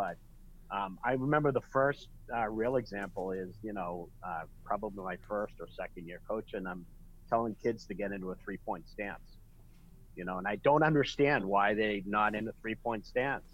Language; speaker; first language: English; native; English